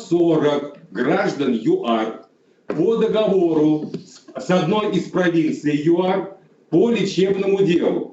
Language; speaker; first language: Russian; native; Russian